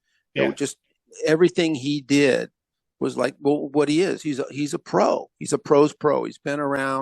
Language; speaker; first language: English; native; English